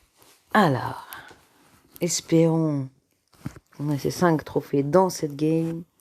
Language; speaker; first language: French; native; French